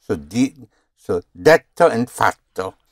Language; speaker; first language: Italian; non-native, fluent; English